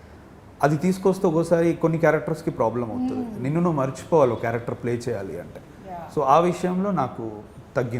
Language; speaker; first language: Telugu; native; Telugu